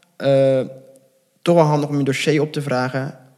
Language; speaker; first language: Dutch; native; Dutch